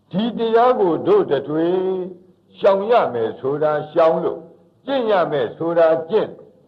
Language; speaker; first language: Burmese; native; Burmese